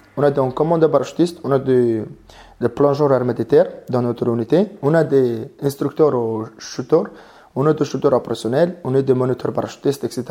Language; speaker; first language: French; non-native, learner; Mongolian